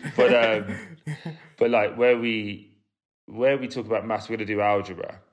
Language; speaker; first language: English; native; English